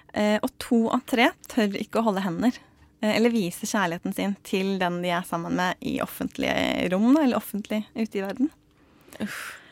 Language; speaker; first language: Norwegian; native; Norwegian